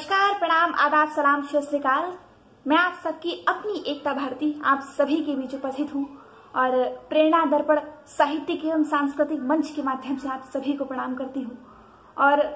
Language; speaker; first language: Hindi; native; Hindi